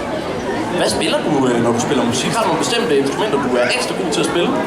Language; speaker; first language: Danish; native; Danish